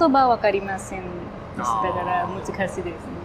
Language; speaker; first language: Japanese; non-native, learner; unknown